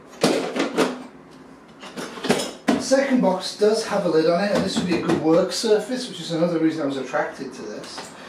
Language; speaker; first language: English; native; English